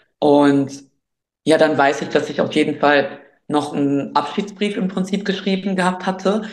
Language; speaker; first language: German; early bilingual, other home language; Albanian